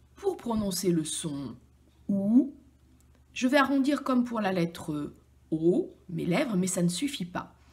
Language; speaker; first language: French; native; French